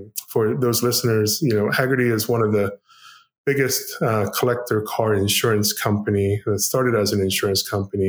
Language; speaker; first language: English; non-native, fluent; Korean